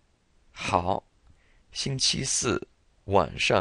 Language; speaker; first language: Chinese; non-native, fluent; English